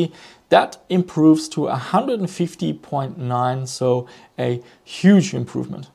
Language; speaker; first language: English; non-native, fluent; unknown